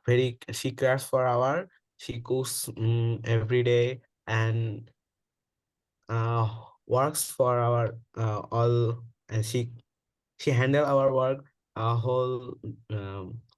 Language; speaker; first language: English; non-native, learner; Bangla